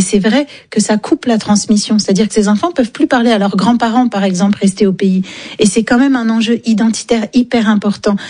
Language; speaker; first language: French; native; French